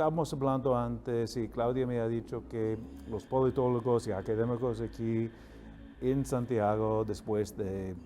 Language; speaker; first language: Spanish; non-native, fluent; English